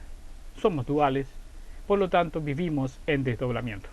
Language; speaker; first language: Spanish; native; Spanish